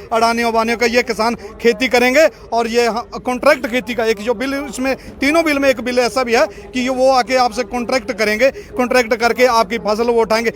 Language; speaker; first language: Hindi; native; Hindi